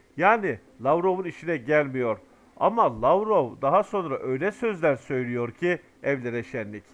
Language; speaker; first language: Turkish; native; Turkish